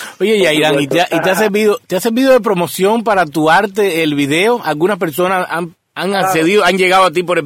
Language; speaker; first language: Spanish; native; Spanish